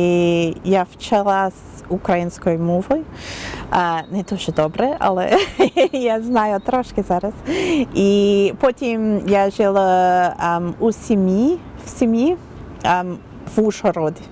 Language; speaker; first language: Ukrainian; non-native, learner; English